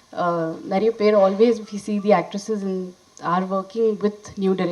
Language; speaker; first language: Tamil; non-native, fluent; Hindi